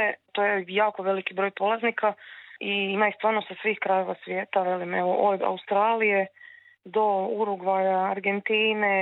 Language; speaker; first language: Serbian; native; Serbian